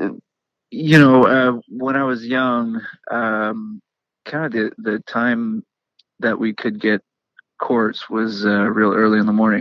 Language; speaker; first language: English; native; English